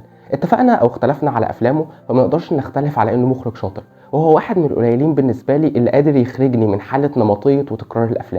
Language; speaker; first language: Arabic; native; Arabic